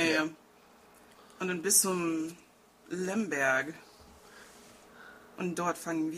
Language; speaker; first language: German; non-native, fluent; English